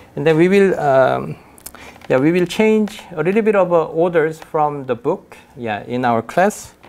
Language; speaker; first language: English; non-native, fluent; Korean